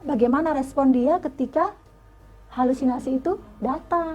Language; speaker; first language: Indonesian; native; Indonesian